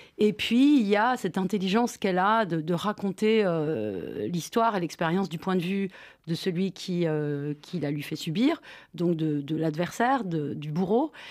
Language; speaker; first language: French; native; French